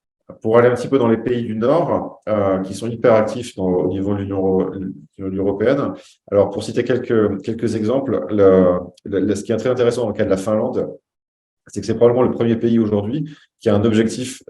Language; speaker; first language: French; native; French